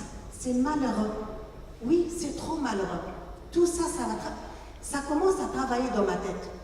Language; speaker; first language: French; non-native, local second language; Arabic